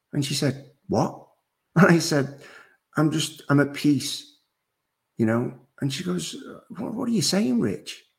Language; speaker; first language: English; native; English